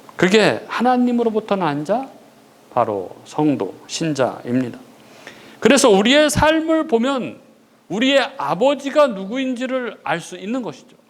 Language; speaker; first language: Korean; native; Korean